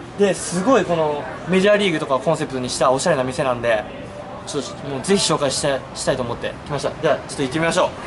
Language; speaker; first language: Japanese; native; Japanese